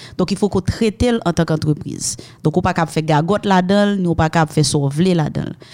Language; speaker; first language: French; non-native, local second language; Haitian Creole